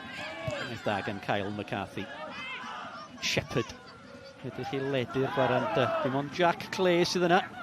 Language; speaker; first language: Welsh; native; Welsh